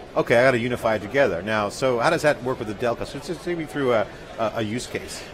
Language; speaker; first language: English; native; English